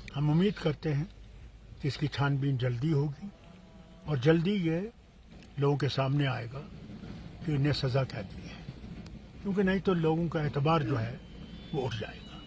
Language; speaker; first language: Urdu; non-native, local second language; Kashmiri